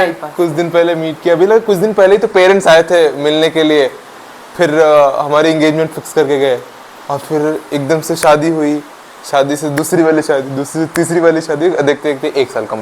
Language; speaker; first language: Hindi; native; Hindi